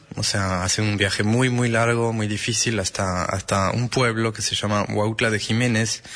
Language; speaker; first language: Spanish; non-native, fluent; French